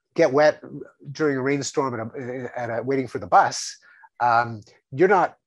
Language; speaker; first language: English; native; English